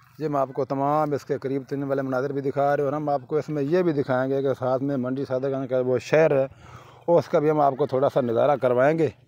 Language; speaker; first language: Urdu; non-native, local second language; Punjabi